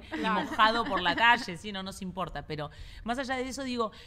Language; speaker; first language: Spanish; native; Spanish